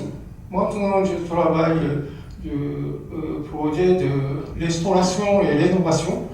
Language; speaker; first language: French; non-native, learner; Japanese